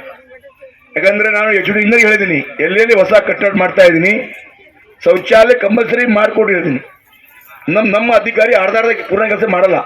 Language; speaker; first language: Kannada; non-native, local second language; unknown